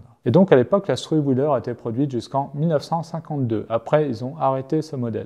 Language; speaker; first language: French; native; French